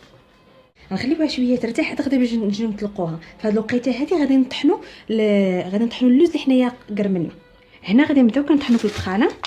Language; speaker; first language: Arabic; native; Arabic